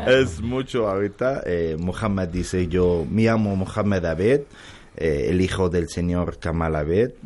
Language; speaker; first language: Spanish; non-native, learner; Arabic